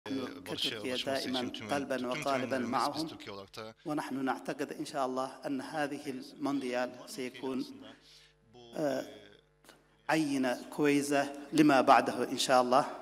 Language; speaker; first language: Arabic; non-native, fluent; Turkish